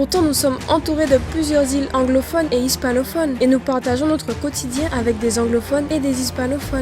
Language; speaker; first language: French; native; French